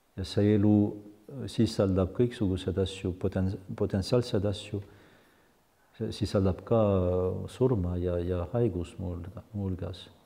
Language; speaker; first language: Estonian; non-native, fluent; French